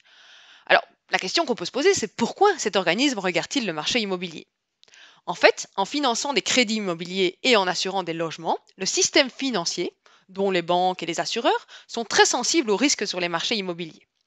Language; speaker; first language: French; native; French